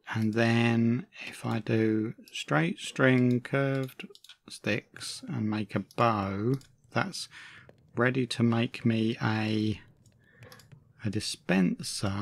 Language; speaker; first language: English; native; English